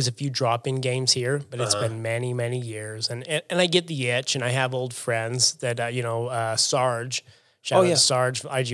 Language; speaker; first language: English; native; English